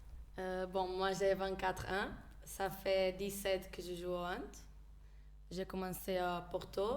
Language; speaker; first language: French; non-native, fluent; Portuguese